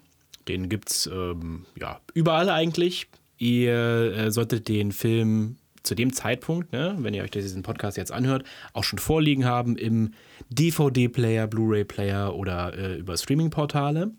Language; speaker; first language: German; native; German